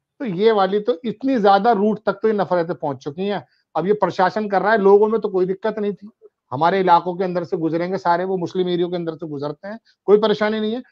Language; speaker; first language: Hindi; native; Hindi